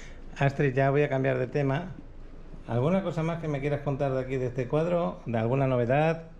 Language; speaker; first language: Spanish; native; Spanish